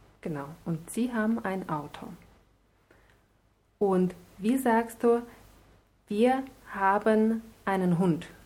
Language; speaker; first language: German; non-native, fluent; Russian